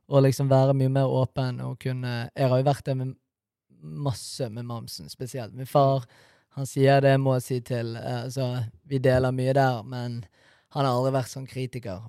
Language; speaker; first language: Norwegian; early bilingual, other home language; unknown